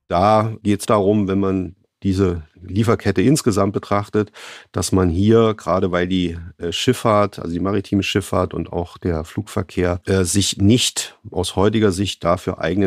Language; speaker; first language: German; native; German